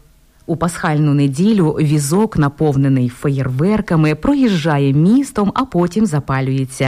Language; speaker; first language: Ukrainian; native; Ukrainian